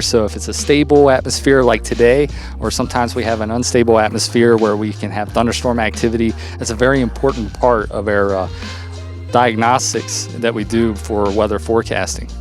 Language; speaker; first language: English; native; English